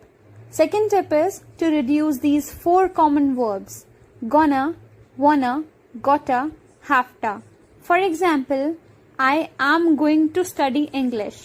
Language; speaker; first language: English; non-native, local second language; Hindi